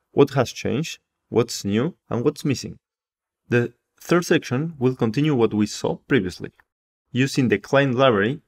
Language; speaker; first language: English; non-native, fluent; Spanish